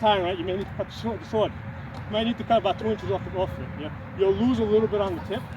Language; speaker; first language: English; native; English